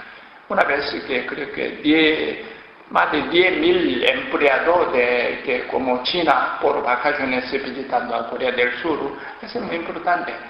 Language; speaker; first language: Spanish; non-native, learner; Korean